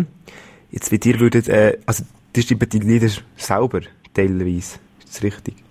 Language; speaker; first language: German; native; German